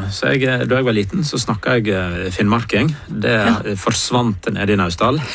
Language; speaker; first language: Norwegian; native; Norwegian